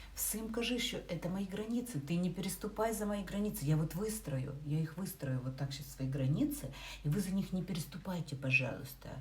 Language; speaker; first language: Russian; non-native, local second language; Ukrainian